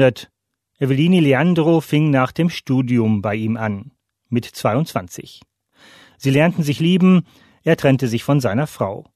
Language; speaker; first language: German; native; German